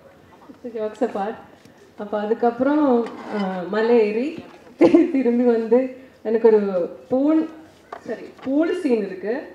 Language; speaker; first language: Tamil; non-native, learner; Malayalam